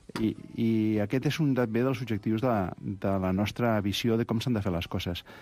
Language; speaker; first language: Catalan; non-native, local second language; Spanish